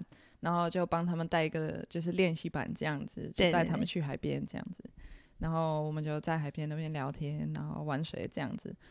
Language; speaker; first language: Chinese; non-native, fluent; Dutch